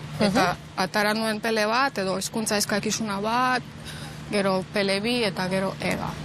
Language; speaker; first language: Basque; non-native, fluent; Romanian